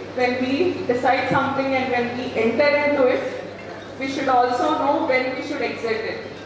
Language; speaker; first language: English; non-native, local second language; Telugu